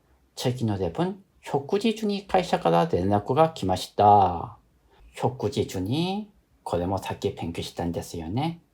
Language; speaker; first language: Japanese; non-native, fluent; Korean